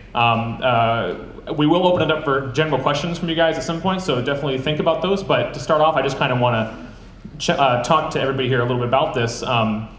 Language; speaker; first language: English; native; English